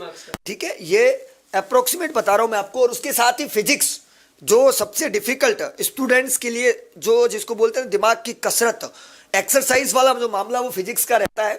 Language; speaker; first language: Hindi; native; Hindi